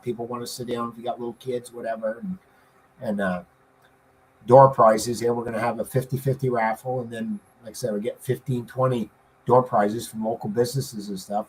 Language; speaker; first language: English; native; English